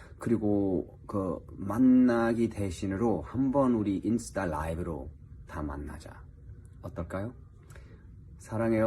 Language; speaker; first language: Korean; early bilingual, heritage; English